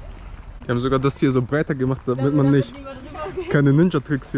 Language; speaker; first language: German; native; German